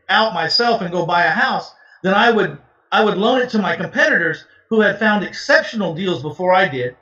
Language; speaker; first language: English; native; English